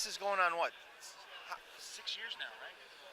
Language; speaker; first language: English; native; English